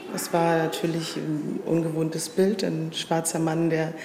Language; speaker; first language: German; native; German